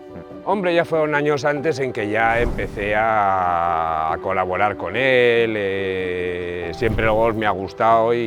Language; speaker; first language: Spanish; native; Spanish